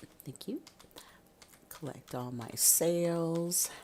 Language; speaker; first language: English; native; English